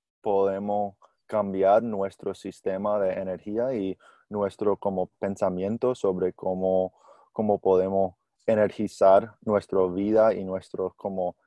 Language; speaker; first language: Spanish; non-native, learner; English